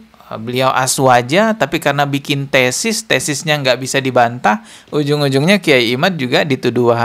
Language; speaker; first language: Indonesian; native; Indonesian